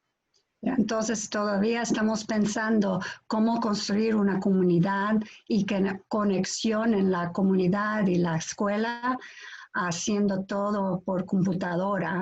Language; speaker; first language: Spanish; non-native, fluent; English